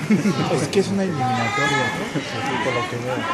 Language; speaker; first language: Spanish; native; Spanish